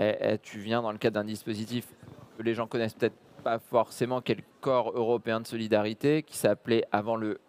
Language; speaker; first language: French; native; French